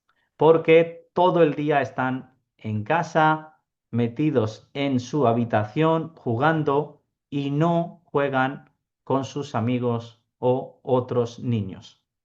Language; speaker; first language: Spanish; non-native, fluent; Urdu